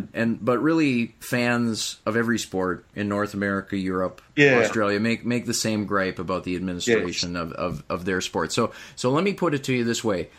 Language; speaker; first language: English; native; English